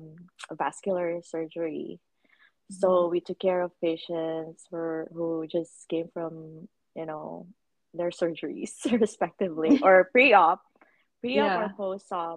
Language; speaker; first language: English; non-native, local second language; Cebuano